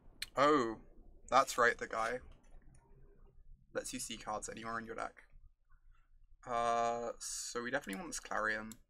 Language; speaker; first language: English; native; English